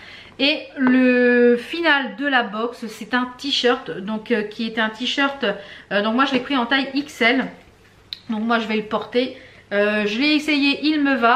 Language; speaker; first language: French; native; French